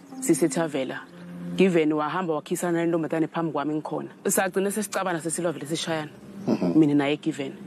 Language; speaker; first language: Zulu; non-native, local second language; Swati